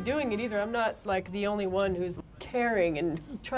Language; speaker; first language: English; native; English